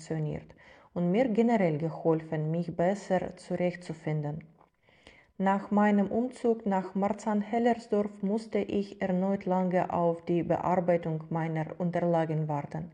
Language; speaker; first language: German; non-native, fluent; Ukrainian